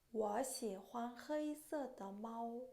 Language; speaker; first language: Chinese; non-native, fluent; Mongolian